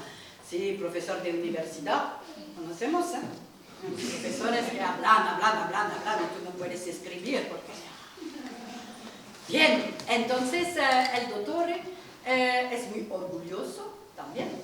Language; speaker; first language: Spanish; non-native, learner; French